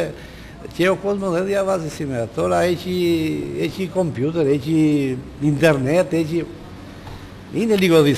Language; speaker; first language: Greek; non-native, learner; Albanian